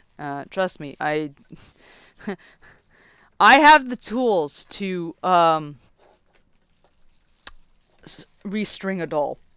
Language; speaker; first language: English; native; English